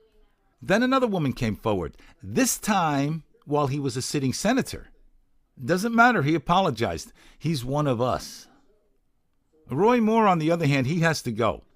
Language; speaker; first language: English; native; English